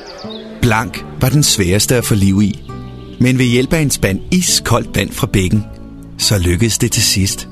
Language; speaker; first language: Danish; native; Danish